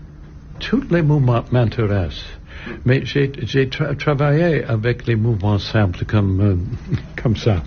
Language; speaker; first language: French; non-native, learner; English